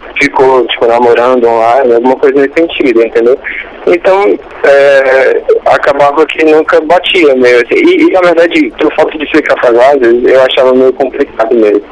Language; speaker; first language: Portuguese; native; Portuguese